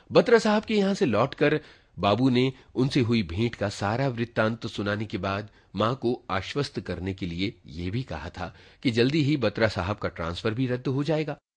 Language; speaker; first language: Hindi; native; Hindi